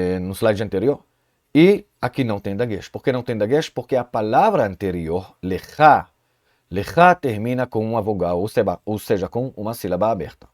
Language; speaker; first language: Portuguese; non-native, fluent; Hebrew